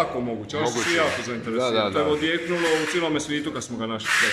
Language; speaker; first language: Croatian; native; Croatian